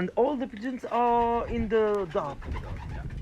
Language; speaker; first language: English; non-native, learner; French